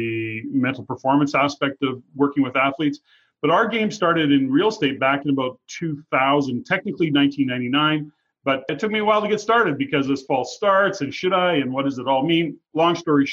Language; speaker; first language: English; native; English